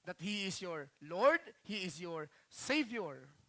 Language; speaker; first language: English; non-native, local second language; Filipino